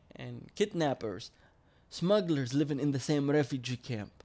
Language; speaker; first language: English; early bilingual, other home language; Arabic